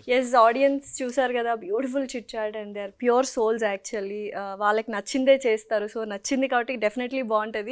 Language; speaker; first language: Telugu; native; Telugu